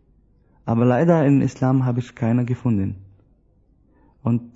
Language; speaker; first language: German; non-native, learner; Arabic